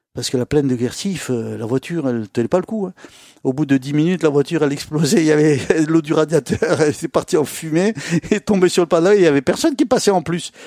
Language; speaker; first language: French; native; French